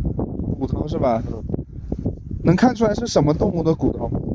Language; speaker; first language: Chinese; non-native, fluent; English